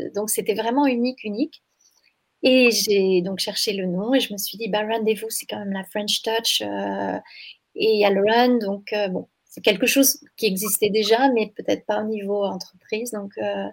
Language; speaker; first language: French; native; French